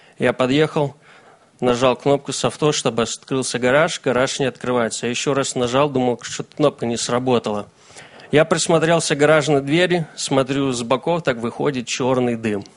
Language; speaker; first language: Russian; native; Russian